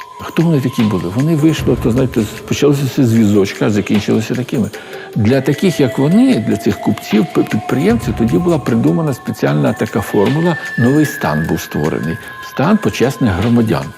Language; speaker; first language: Ukrainian; native; Ukrainian